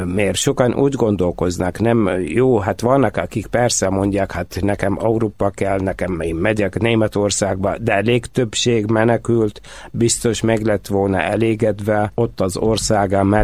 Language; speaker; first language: Hungarian; non-native, fluent; Arabic